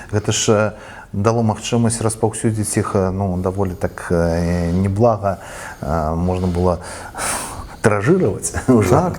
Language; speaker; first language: Belarusian; non-native, local second language; Russian